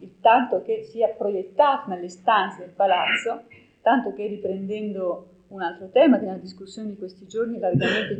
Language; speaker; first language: Italian; native; Italian